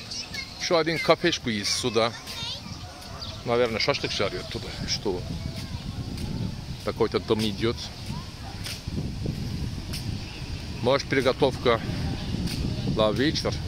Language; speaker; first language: Russian; non-native, learner; Turkish